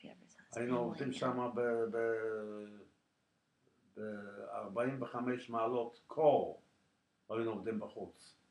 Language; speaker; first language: Hebrew; non-native, fluent; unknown